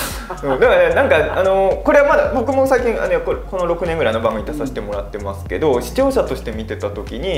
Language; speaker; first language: Japanese; native; Japanese